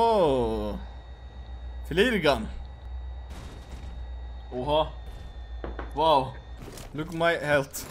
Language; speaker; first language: English; non-native, learner; Turkish